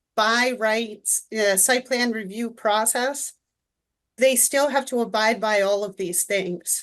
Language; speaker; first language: English; native; English